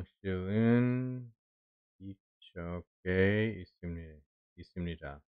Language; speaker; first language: Korean; non-native, learner; English